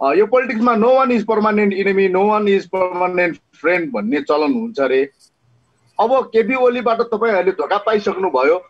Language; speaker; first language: Nepali; non-native, local second language; Newari